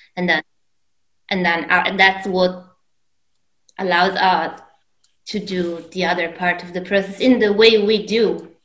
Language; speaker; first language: English; non-native, fluent; Italian